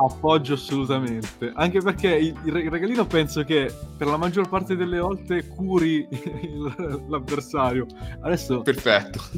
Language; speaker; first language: Italian; native; Italian